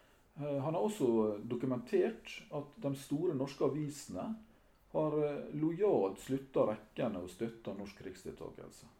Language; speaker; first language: Norwegian; native; Norwegian